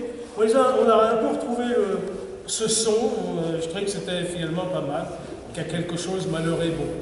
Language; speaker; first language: French; native; French